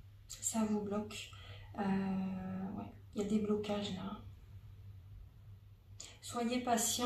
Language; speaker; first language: French; native; French